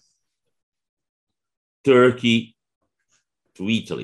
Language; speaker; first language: English; non-native, fluent; Italian